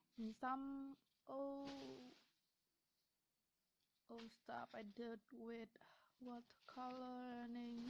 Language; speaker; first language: English; non-native, learner; Vietnamese